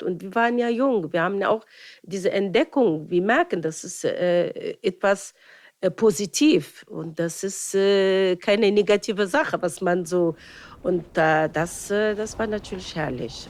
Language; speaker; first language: German; non-native, fluent; Arabic